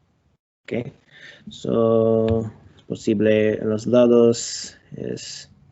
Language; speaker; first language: Spanish; non-native, learner; English